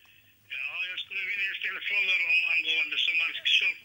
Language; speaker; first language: Swedish; non-native, learner; Somali